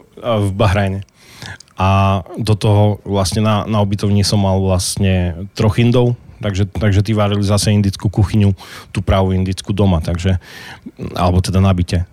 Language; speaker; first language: Slovak; native; Slovak